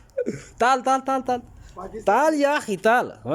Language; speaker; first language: Arabic; non-native, learner; Punjabi